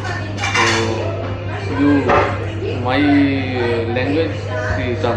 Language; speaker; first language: English; non-native, learner; Bangla